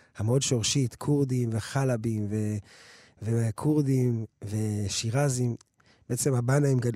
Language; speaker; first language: Hebrew; early bilingual, other home language; English